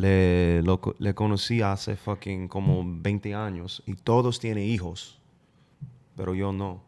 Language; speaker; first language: Spanish; non-native, fluent; English